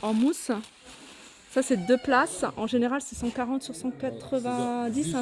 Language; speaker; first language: French; native; French